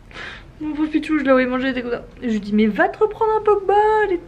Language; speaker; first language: French; native; French